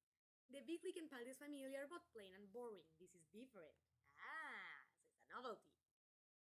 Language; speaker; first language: English; non-native, fluent; Spanish